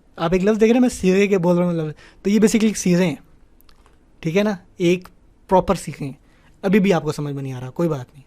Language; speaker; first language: Urdu; native; Urdu